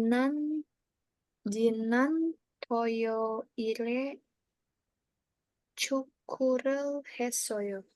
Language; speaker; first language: Korean; non-native, learner; Indonesian